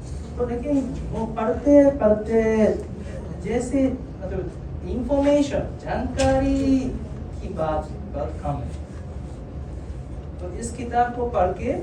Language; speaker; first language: Hindi; non-native, fluent; Japanese